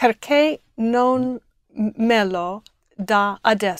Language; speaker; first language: Italian; non-native, learner; English